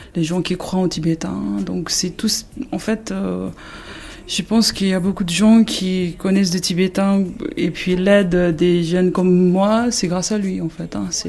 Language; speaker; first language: French; non-native, fluent; Tibetan